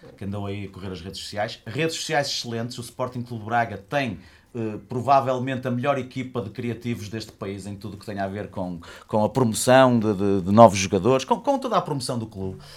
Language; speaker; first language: Portuguese; native; Portuguese